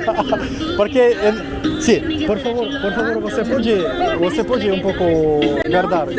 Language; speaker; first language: Portuguese; non-native, learner; Russian